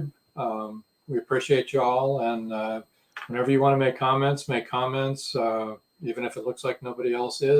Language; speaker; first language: English; native; English